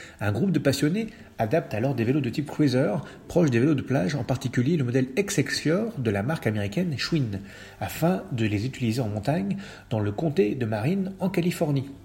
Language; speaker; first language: French; native; French